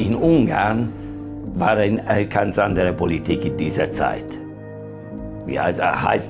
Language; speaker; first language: German; non-native, learner; Hungarian